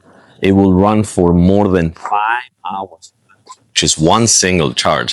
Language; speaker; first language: English; non-native, fluent; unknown